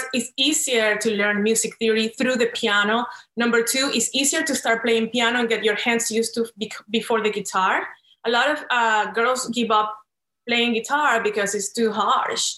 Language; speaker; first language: English; non-native, fluent; Spanish